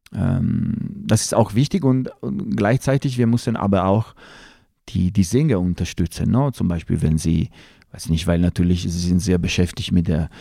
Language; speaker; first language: German; non-native, fluent; Italian